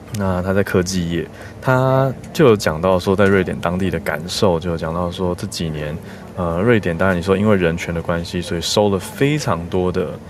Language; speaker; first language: Chinese; native; Chinese